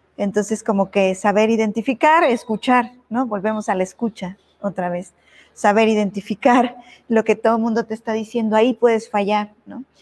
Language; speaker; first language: Spanish; native; Spanish